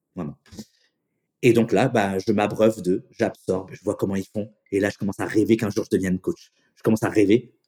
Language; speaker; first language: French; native; French